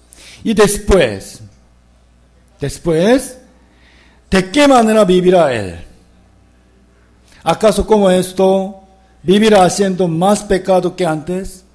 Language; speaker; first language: Spanish; non-native, fluent; Korean